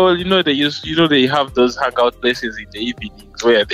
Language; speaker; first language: English; non-native, local second language; Ganda